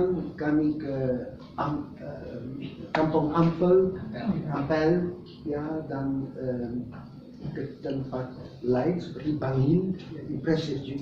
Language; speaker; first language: Indonesian; non-native, fluent; Dutch